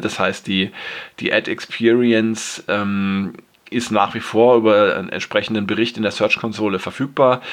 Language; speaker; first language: German; native; German